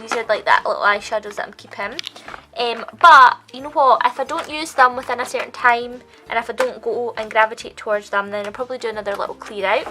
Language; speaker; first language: English; native; English